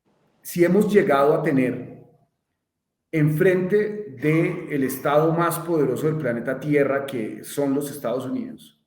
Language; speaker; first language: Spanish; native; Spanish